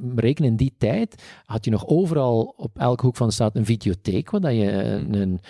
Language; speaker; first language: Dutch; native; Dutch